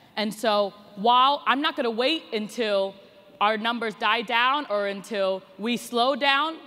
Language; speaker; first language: English; native; English